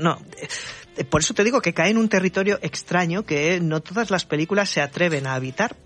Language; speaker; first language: Spanish; native; Spanish